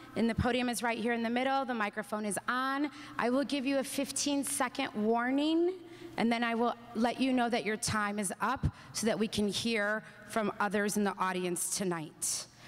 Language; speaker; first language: English; native; English